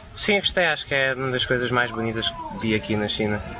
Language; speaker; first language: Portuguese; early bilingual, other home language; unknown